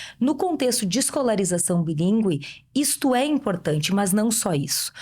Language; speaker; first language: Portuguese; native; Portuguese